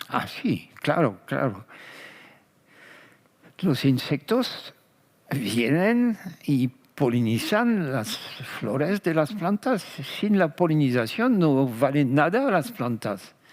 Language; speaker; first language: Spanish; non-native, fluent; French